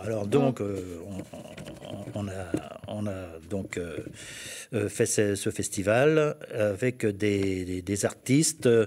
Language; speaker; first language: French; native; French